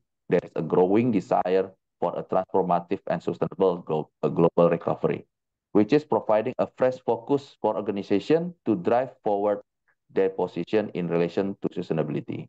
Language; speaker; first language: English; non-native, fluent; Indonesian